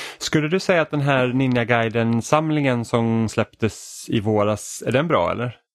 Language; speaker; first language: Swedish; native; Swedish